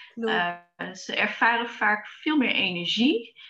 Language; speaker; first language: Dutch; native; Dutch